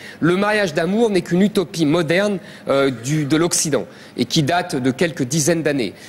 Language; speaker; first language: French; native; French